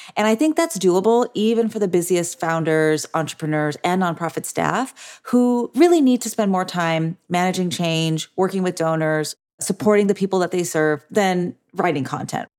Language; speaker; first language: English; native; English